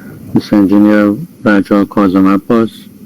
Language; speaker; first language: English; non-native, fluent; Persian